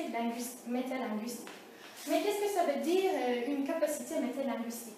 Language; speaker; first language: French; non-native, fluent; Turkish